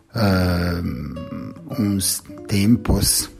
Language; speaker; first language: Portuguese; non-native, learner; Italian